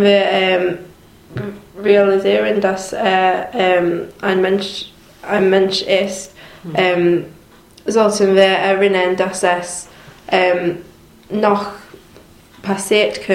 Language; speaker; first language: German; non-native, learner; English